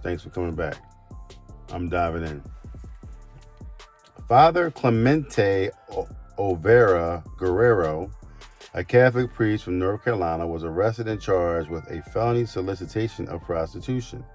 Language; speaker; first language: English; native; English